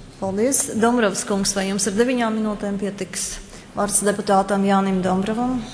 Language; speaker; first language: Latvian; native; Latvian